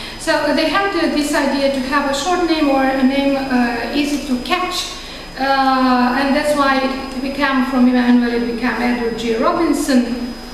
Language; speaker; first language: English; non-native, fluent; Romanian